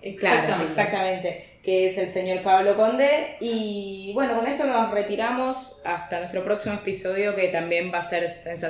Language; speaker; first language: Spanish; native; Spanish